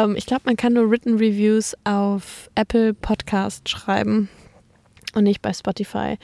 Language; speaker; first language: German; native; German